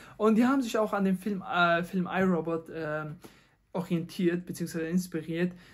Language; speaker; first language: German; non-native, fluent; Persian